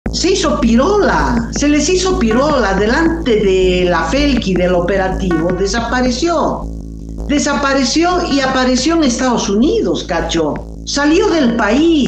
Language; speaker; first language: Spanish; native; Spanish